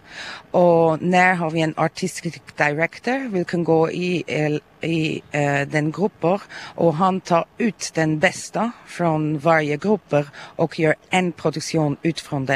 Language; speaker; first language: Swedish; non-native, learner; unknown